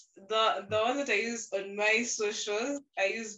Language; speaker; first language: English; non-native, local second language; Ganda